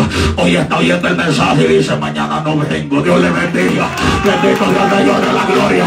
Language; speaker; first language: Spanish; native; Spanish